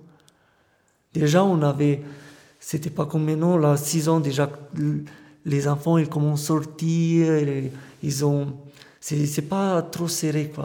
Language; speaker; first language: French; non-native, fluent; Romanian